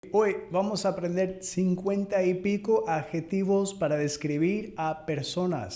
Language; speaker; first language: Spanish; non-native, fluent; English